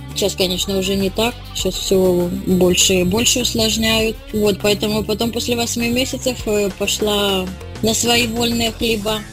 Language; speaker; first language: Russian; native; Russian